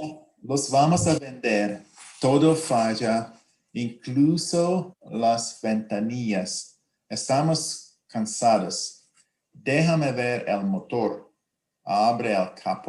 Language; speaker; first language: Spanish; non-native, learner; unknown